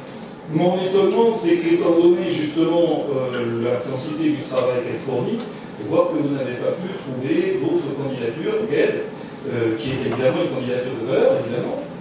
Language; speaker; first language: French; native; French